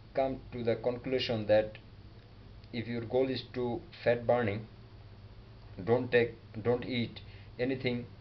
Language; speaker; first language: English; non-native, local second language; Bangla